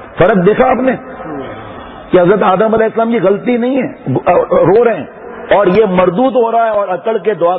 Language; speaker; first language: Urdu; non-native, local second language; Pashto